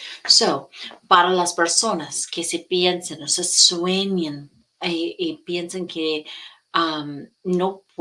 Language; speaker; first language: Spanish; non-native, fluent; English